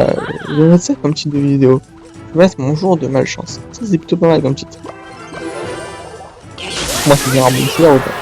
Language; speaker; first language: French; native; French